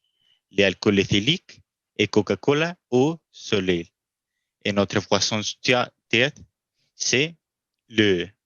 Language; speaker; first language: French; non-native, learner; Spanish